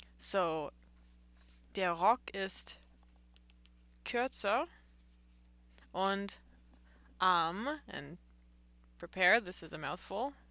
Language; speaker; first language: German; non-native, fluent; English